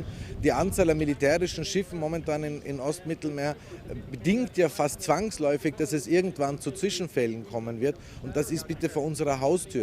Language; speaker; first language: German; native; German